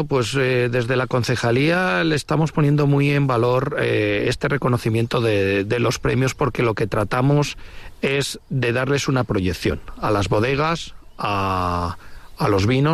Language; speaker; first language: Spanish; native; Spanish